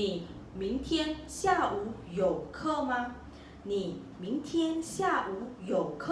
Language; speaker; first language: Chinese; non-native, local second language; Malay